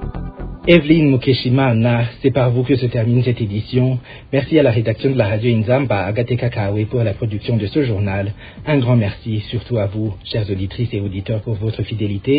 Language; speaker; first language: French; non-native, local second language; Rundi